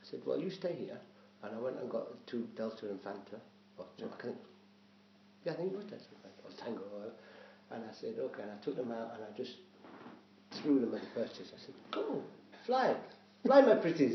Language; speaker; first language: English; native; English